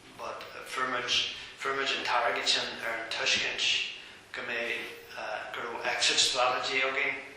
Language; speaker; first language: Irish; non-native, local second language; English